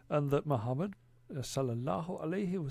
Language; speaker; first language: English; native; English